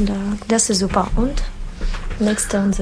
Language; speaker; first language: German; non-native, learner; Russian